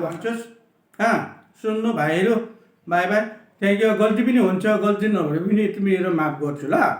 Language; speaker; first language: Nepali; non-native, local second language; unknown